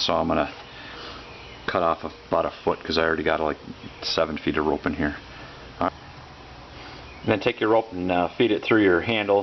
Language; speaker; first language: English; native; English